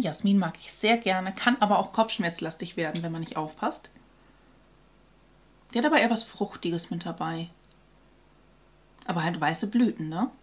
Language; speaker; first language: German; native; German